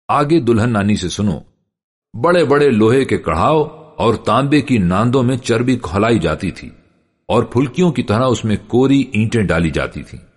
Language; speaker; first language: Urdu; native; Urdu